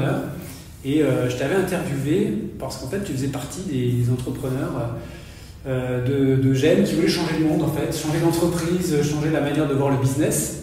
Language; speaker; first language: French; native; French